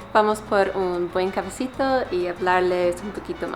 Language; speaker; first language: Spanish; non-native, learner; English